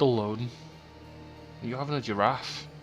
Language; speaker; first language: English; native; English